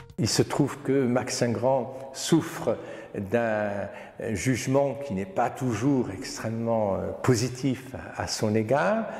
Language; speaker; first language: French; native; French